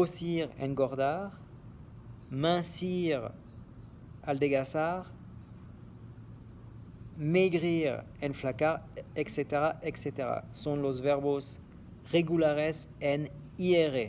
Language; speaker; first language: Spanish; non-native, fluent; French